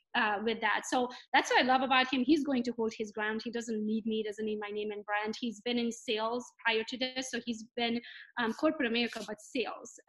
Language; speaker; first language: English; non-native, fluent; Romanian